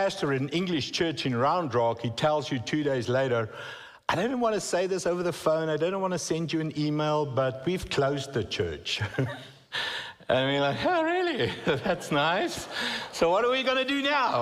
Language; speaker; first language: English; non-native, local second language; Afrikaans